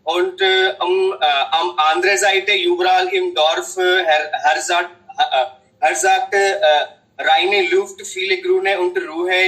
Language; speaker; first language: German; non-native, learner; Hindi